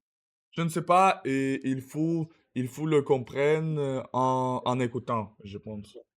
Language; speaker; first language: French; non-native, learner; Russian